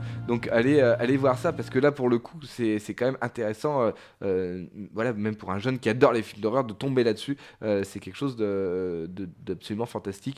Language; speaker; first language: French; native; French